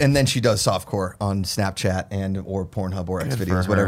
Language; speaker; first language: English; native; English